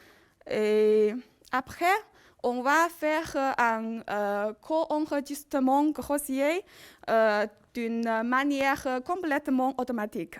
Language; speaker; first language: French; non-native, learner; Chinese